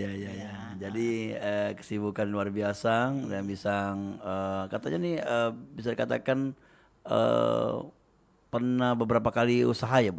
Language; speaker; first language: Indonesian; native; Indonesian